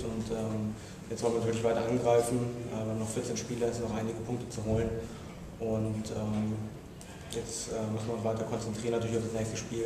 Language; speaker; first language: German; native; German